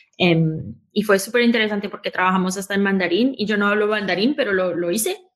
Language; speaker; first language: Spanish; early bilingual, heritage; Spanish